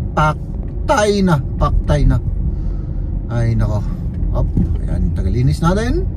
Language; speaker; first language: Filipino; native; Filipino